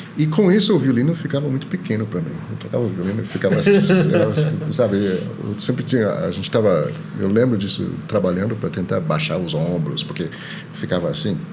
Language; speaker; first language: Portuguese; non-native, fluent; Chinese